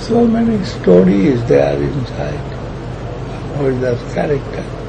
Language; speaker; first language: English; non-native, local second language; Bangla